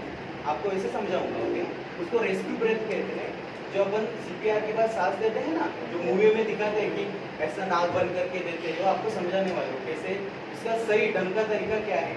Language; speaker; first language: Hindi; non-native, local second language; Marathi